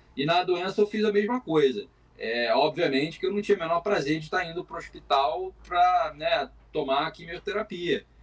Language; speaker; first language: Portuguese; native; Portuguese